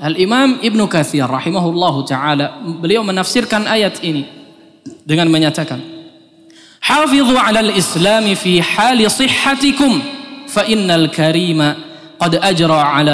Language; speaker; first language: Indonesian; native; Indonesian